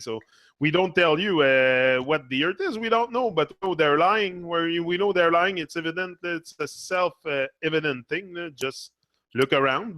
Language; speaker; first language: English; non-native, fluent; French